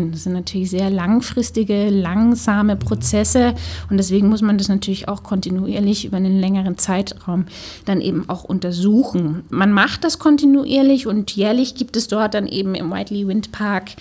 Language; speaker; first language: German; native; German